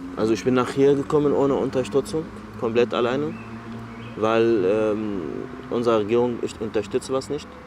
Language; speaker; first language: German; non-native, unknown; Arabic